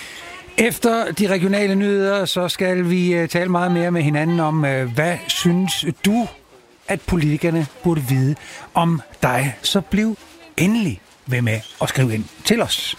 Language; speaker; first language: Danish; native; Danish